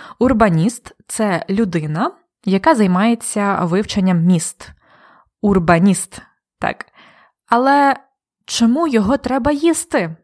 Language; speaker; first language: Ukrainian; native; Ukrainian